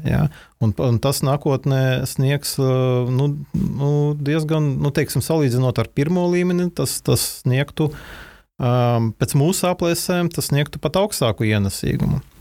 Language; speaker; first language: Latvian; non-native, local second language; Russian